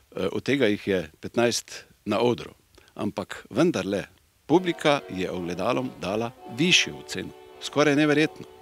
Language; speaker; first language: Slovenian; native; Slovenian